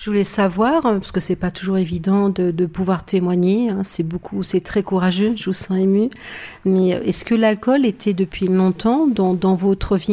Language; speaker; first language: French; native; French